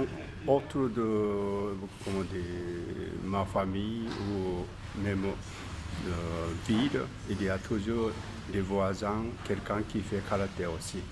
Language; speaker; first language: French; non-native, learner; Japanese